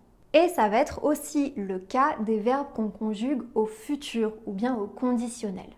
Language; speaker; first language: French; native; French